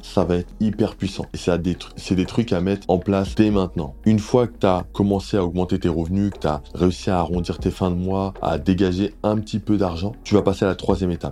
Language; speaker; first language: French; native; French